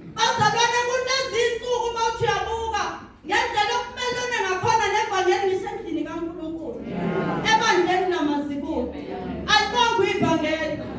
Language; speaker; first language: Zulu; non-native, local second language; Southern Sotho